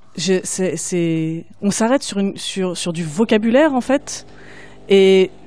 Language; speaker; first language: French; native; French